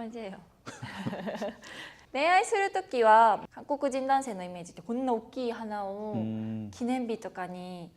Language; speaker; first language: Japanese; native; Japanese